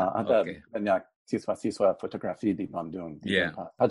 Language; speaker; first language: Indonesian; non-native, fluent; English